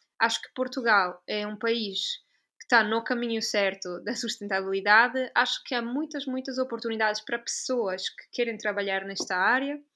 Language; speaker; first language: Portuguese; non-native, fluent; Italian